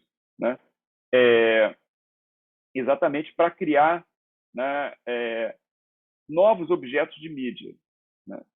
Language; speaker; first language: Portuguese; native; Portuguese